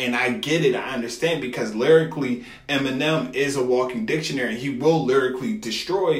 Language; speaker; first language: English; native; English